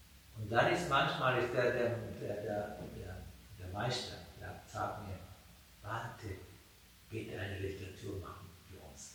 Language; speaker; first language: German; non-native, fluent; Sinhala